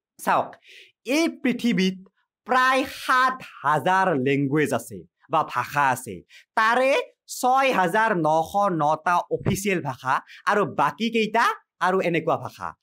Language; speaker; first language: Assamese; native; Assamese